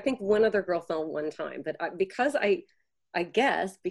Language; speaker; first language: English; native; English